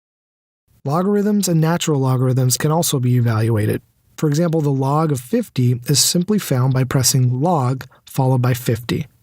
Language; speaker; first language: English; native; English